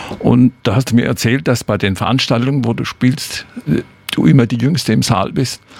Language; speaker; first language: German; native; German